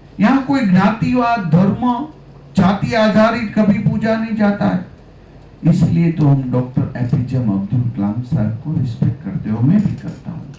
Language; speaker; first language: Hindi; non-native, local second language; Gujarati